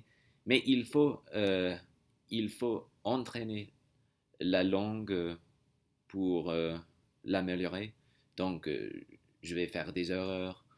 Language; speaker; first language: French; non-native, learner; English